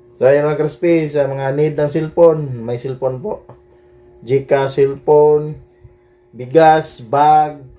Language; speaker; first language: Filipino; non-native, local second language; Cebuano